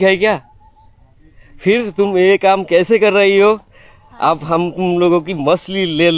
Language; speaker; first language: Hindi; non-native, learner; Bangla